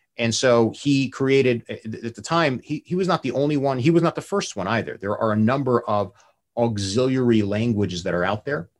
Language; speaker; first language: English; native; English